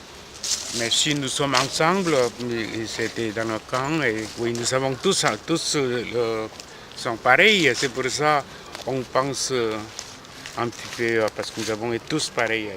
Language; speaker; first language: French; non-native, fluent; Korean